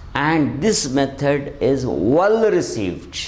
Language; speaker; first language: English; non-native, local second language; Kannada